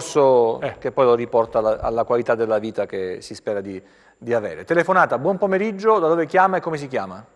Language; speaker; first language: Italian; native; Italian